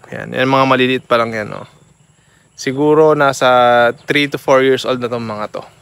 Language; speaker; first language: Filipino; non-native, local second language; Iloko